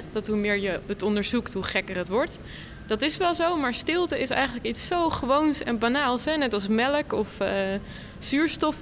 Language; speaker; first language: Dutch; native; Dutch